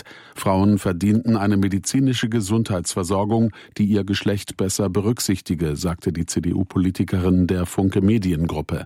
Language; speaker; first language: German; native; German